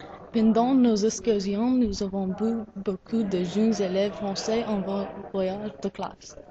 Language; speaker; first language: French; non-native, learner; English